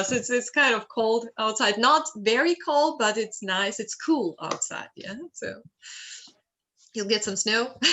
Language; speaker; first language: English; non-native, fluent; Russian